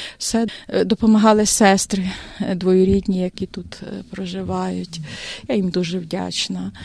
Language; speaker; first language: Ukrainian; native; Ukrainian